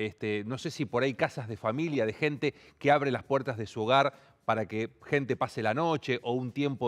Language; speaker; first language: Spanish; native; Spanish